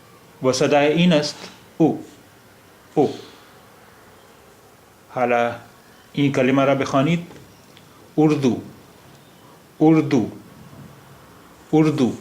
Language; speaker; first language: Persian; non-native, learner; Urdu